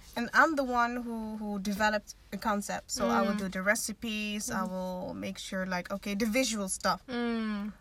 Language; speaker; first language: English; non-native, fluent; Dutch